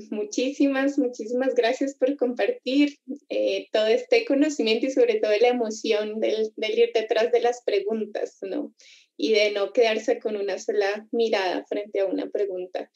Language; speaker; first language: Spanish; native; Spanish